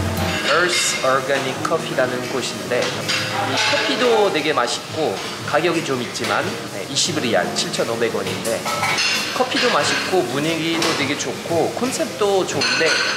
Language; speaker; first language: Korean; non-native, fluent; French